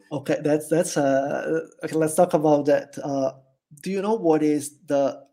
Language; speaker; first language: English; non-native, fluent; Italian